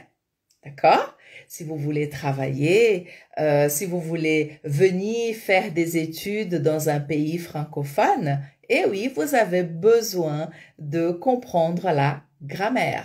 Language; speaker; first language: French; non-native, fluent; Portuguese